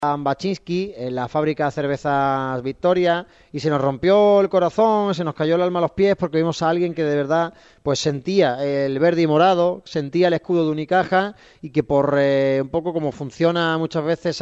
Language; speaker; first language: Spanish; native; Spanish